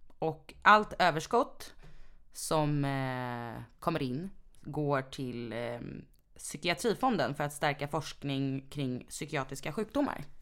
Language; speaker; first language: Swedish; native; Swedish